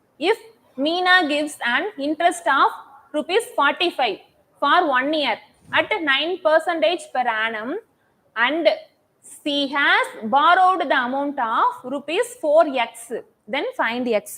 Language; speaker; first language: English; non-native, local second language; Tamil